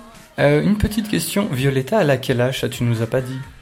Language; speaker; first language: French; native; French